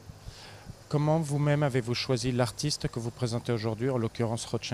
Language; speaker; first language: French; native; French